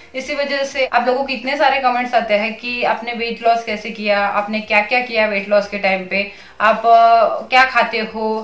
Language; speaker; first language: Hindi; native; Hindi